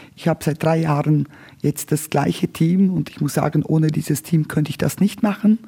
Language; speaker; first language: German; non-native, local second language; Romansh